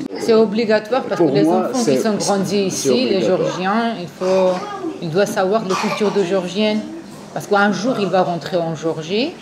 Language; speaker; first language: French; non-native, fluent; Georgian